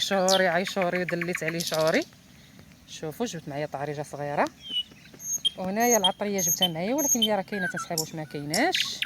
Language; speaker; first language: Arabic; native; Arabic